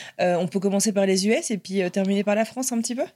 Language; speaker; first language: French; native; French